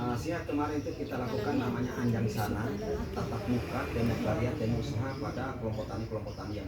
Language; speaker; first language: Indonesian; non-native, local second language; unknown